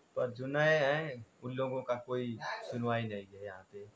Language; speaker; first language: Hindi; native; Hindi